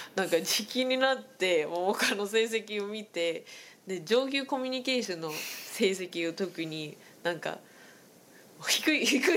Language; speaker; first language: Japanese; non-native, fluent; English